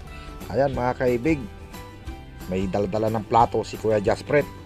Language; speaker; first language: Filipino; native; Filipino